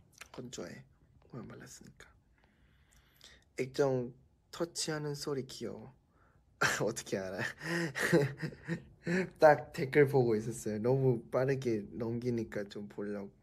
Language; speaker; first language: Korean; non-native, fluent; Thai